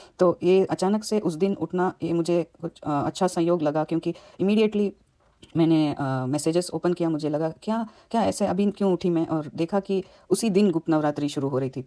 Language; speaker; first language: Hindi; non-native, local second language; Tamil